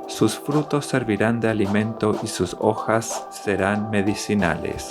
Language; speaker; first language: Spanish; native; Spanish